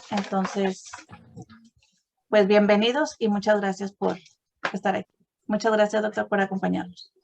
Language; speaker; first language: Spanish; native; Spanish